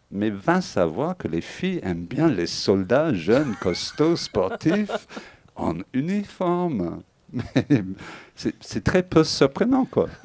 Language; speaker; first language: French; non-native, fluent; English